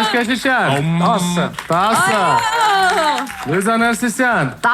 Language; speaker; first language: Armenian; native; Armenian